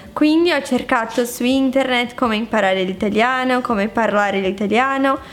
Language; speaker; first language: Italian; non-native, fluent; Portuguese